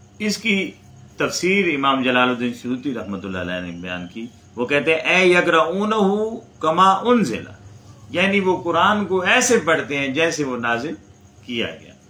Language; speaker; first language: Urdu; non-native, local second language; Punjabi